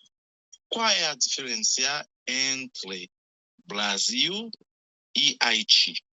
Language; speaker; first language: Portuguese; non-native, learner; Haitian Creole